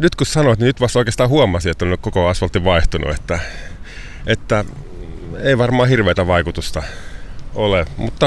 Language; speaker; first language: Finnish; native; Finnish